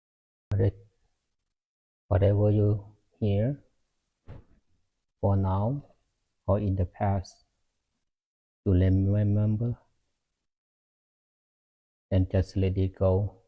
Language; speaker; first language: English; non-native, fluent; Lao